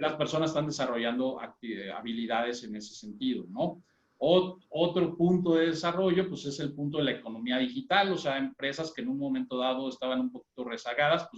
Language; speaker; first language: Spanish; native; Spanish